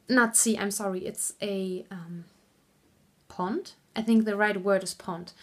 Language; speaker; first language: English; non-native, fluent; German